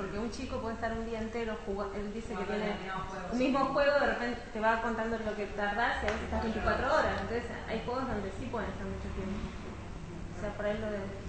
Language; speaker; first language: Spanish; native; Spanish